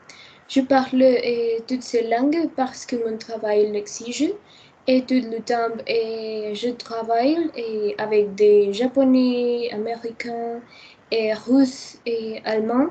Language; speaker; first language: French; non-native, learner; Spanish